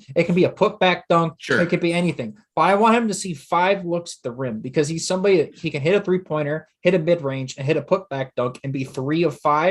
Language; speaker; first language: English; native; English